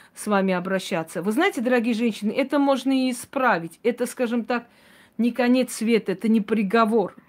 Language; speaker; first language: Russian; non-native, local second language; Armenian